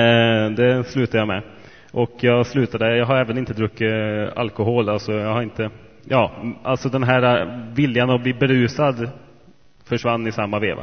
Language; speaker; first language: Swedish; native; Swedish